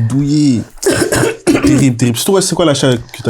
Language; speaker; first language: French; native; French